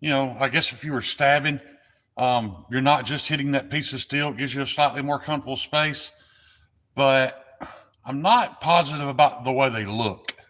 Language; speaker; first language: English; native; English